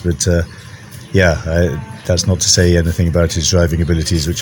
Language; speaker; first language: English; native; English